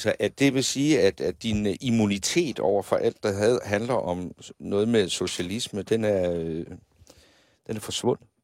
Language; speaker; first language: Danish; native; Danish